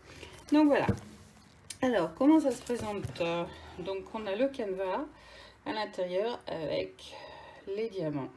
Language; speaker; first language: French; native; French